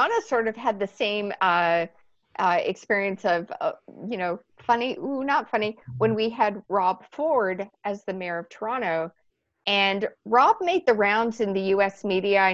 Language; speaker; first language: English; native; English